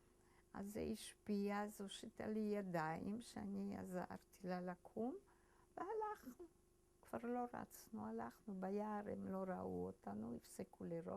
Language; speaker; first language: Hebrew; early bilingual, other home language; Polish